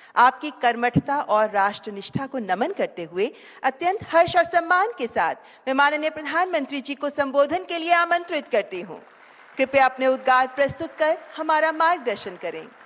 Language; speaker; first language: Hindi; native; Hindi